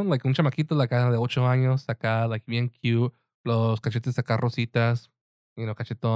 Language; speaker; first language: Spanish; early bilingual, heritage; Spanish